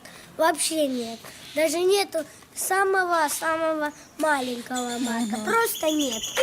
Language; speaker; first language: Russian; early bilingual, heritage; Russian